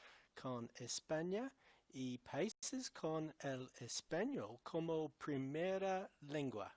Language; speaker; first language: Spanish; non-native, learner; English